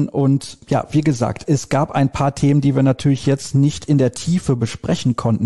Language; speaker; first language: German; native; German